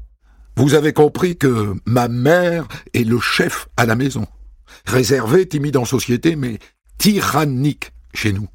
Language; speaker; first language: French; native; French